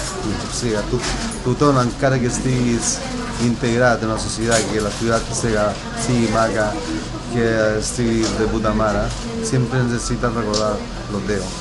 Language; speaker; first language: Catalan; non-native, learner; Spanish